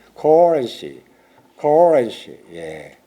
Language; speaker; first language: English; non-native, learner; Korean